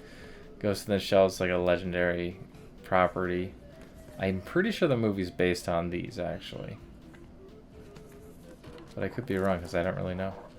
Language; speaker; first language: English; native; English